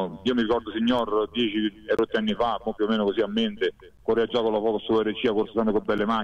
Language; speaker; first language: Italian; native; Italian